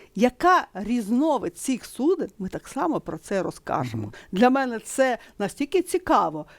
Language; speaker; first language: Ukrainian; native; Ukrainian